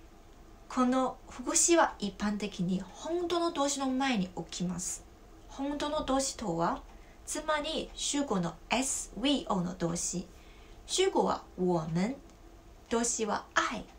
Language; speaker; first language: Japanese; non-native, fluent; Chinese